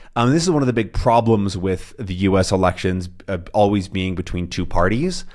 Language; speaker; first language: English; native; English